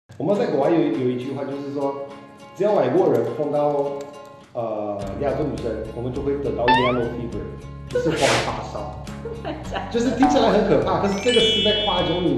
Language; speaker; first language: Chinese; early bilingual, heritage; Portuguese